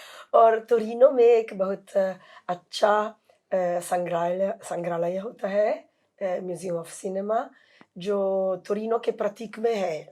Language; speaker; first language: Hindi; non-native, fluent; Italian